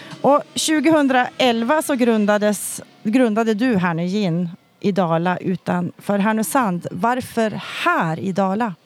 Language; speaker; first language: Swedish; native; Swedish